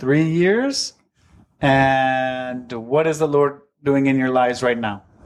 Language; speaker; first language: English; native; English